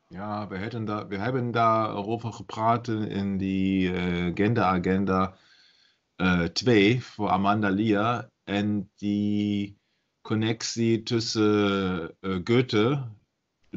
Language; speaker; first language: Dutch; non-native, learner; German